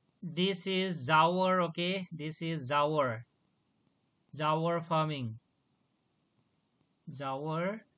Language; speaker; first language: English; non-native, local second language; Manipuri